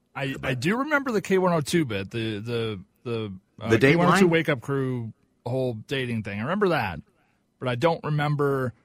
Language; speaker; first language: English; native; English